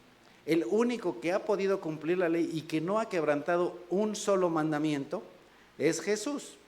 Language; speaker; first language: Spanish; native; Spanish